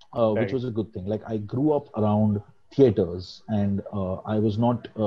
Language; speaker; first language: English; non-native, local second language; Hindi